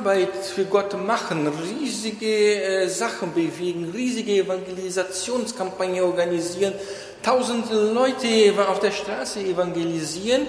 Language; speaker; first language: German; non-native, fluent; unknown